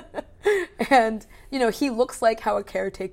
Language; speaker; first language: English; native; English